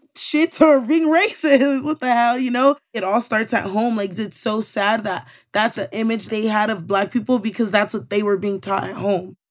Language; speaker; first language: English; early bilingual, other home language; Spanish